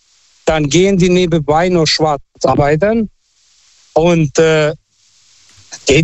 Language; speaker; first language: German; non-native, fluent; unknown